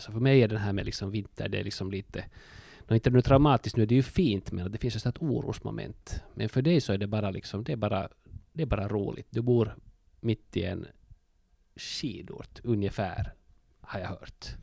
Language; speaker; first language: Swedish; native; Swedish